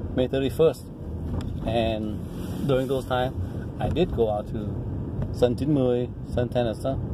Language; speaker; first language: English; non-native, fluent; Vietnamese